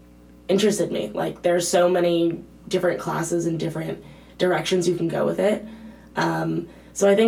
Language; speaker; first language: English; native; English